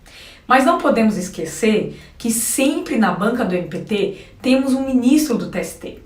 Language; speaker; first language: Portuguese; native; Portuguese